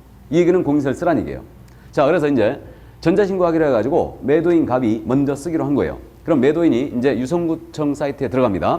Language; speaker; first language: Korean; native; Korean